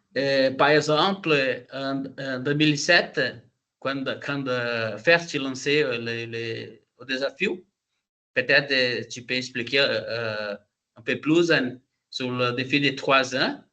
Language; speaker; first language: French; non-native, learner; Portuguese